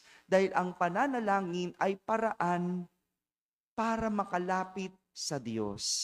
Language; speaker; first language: Filipino; native; Filipino